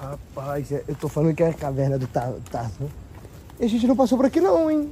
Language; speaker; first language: Portuguese; native; Portuguese